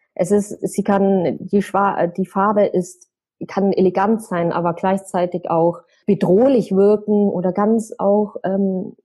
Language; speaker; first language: German; native; German